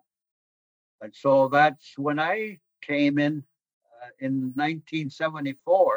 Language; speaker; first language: English; non-native, fluent; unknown